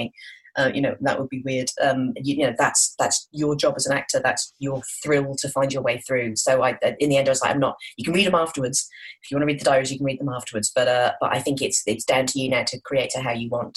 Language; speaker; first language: English; native; English